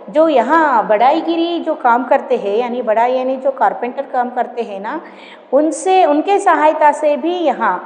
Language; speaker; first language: Hindi; non-native, local second language; Kannada